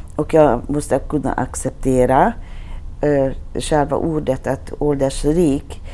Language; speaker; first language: Swedish; non-native, fluent; Hungarian